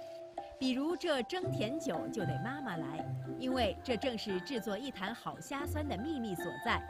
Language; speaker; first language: Chinese; native; Chinese